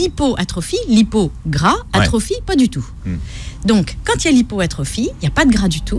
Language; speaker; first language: French; native; French